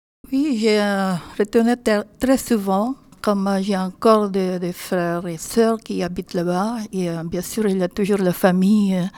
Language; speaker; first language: French; non-native, learner; Filipino